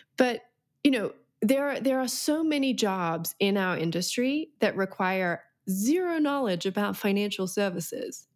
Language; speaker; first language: English; native; English